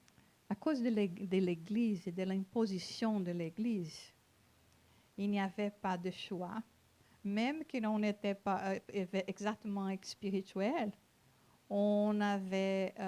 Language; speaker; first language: French; non-native, fluent; Portuguese